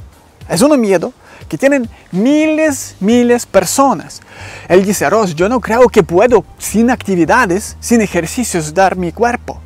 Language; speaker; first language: Spanish; non-native, learner; Ukrainian